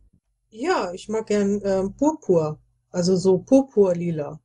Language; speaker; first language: German; native; German